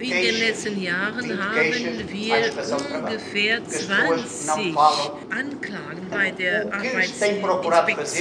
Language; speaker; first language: German; non-native, fluent; Portuguese